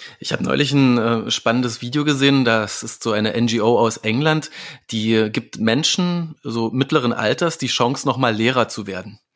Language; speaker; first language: German; native; German